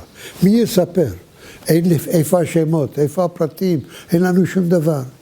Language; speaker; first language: Hebrew; early bilingual, other home language; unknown